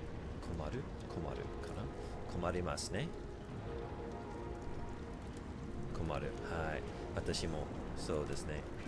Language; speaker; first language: Japanese; non-native, learner; English